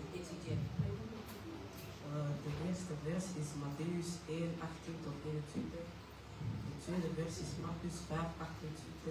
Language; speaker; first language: Dutch; early bilingual, other home language; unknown